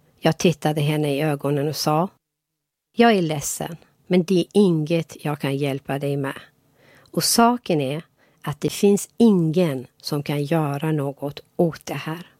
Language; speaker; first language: Swedish; non-native, fluent; Persian